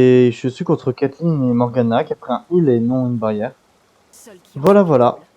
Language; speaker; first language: French; native; French